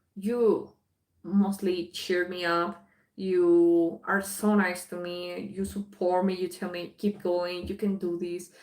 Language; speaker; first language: English; non-native, fluent; Spanish